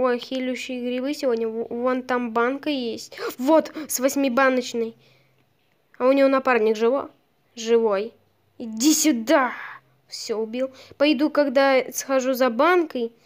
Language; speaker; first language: Russian; native; Russian